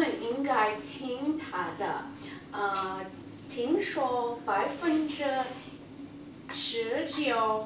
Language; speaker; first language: Chinese; non-native, learner; English